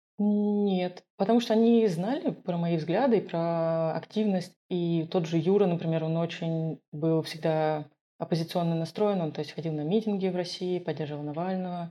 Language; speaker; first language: Russian; non-native, local second language; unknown